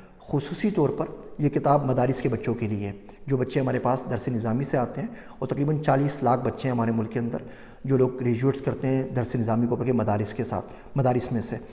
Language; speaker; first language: Urdu; native; Urdu